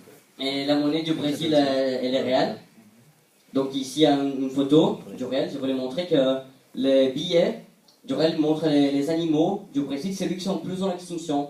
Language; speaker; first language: French; non-native, fluent; Portuguese